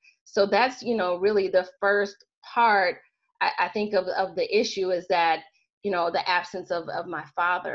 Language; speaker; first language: English; native; English